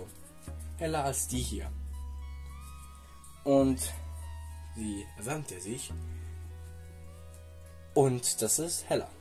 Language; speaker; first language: German; non-native, fluent; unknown